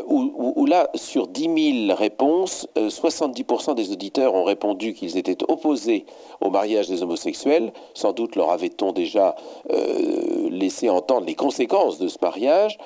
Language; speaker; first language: French; native; French